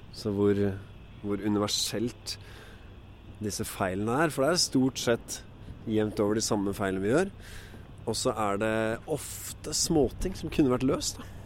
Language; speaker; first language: Norwegian; native; Norwegian